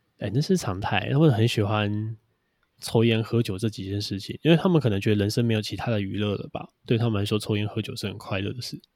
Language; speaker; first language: Chinese; native; Chinese